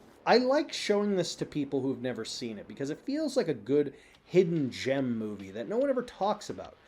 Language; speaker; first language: English; native; English